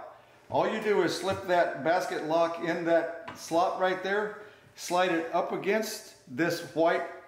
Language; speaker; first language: English; native; English